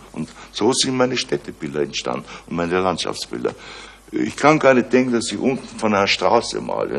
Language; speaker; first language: German; native; German